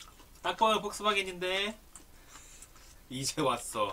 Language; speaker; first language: Korean; native; Korean